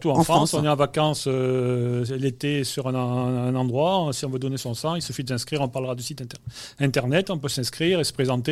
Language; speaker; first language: French; native; French